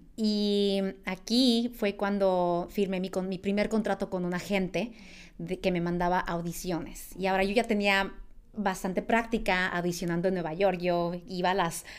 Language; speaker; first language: Spanish; early bilingual, heritage; Spanish